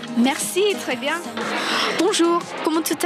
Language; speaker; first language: French; non-native, learner; English